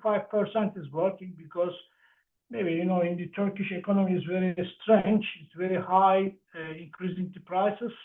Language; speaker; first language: English; non-native, learner; Turkish